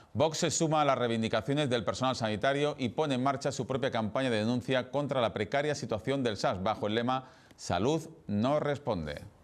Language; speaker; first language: Spanish; native; Spanish